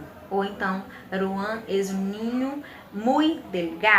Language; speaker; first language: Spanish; non-native, fluent; Portuguese